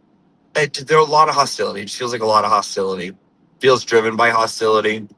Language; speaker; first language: English; native; English